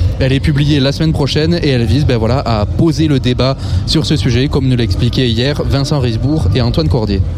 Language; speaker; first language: French; native; French